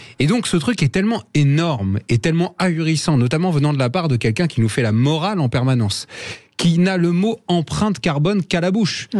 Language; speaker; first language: French; native; French